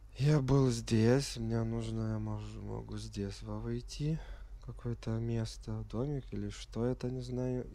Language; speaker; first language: Russian; non-native, fluent; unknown